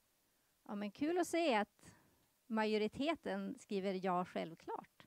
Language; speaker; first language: Swedish; native; Swedish